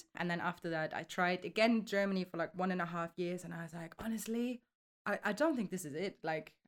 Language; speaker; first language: English; non-native, fluent; German